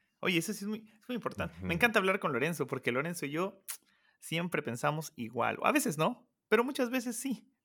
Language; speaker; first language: Spanish; native; Spanish